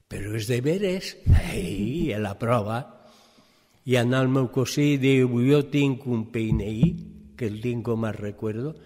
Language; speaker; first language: Catalan; early bilingual, other home language; French